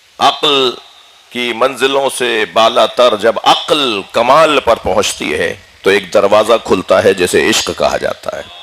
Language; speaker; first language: Urdu; native; Urdu